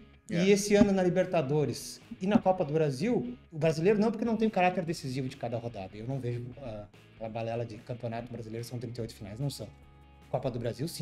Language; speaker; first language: Portuguese; native; Portuguese